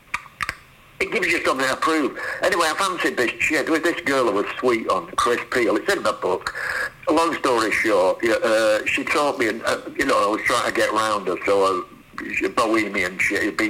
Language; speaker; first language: English; native; English